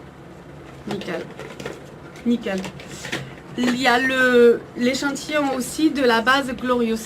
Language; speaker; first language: French; native; French